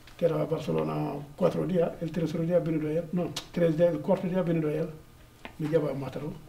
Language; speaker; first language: Spanish; non-native, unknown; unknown